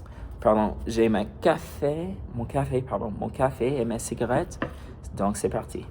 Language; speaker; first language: French; non-native, fluent; English